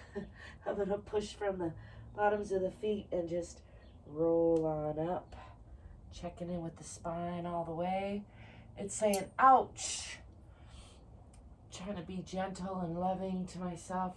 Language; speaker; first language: English; native; English